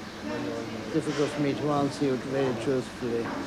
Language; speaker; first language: English; native; English